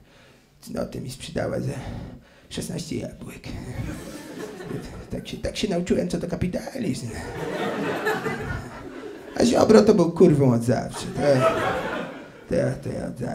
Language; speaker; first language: Polish; native; Polish